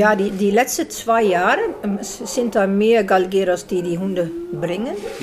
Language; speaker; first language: German; non-native, learner; Dutch